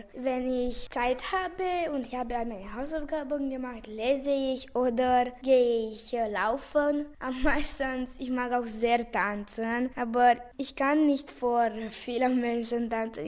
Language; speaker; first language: German; non-native, local second language; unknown